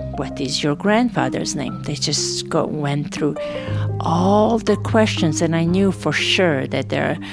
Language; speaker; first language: English; non-native, fluent; Serbian